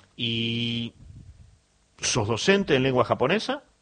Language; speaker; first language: Spanish; native; Spanish